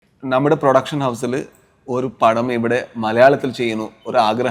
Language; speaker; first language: Malayalam; non-native, learner; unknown